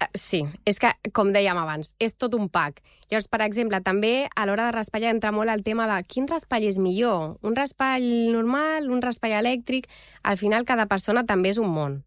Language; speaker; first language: Catalan; native; Catalan